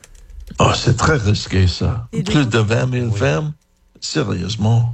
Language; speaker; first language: French; non-native, fluent; English